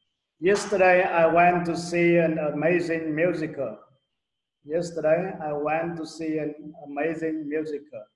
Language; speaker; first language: English; non-native, learner; Vietnamese